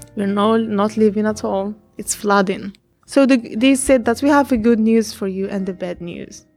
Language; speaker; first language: English; non-native, fluent; Arabic